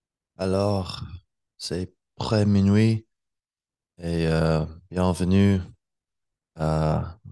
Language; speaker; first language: French; non-native, learner; English